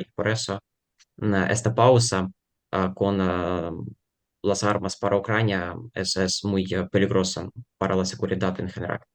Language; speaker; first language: Spanish; non-native, fluent; Ukrainian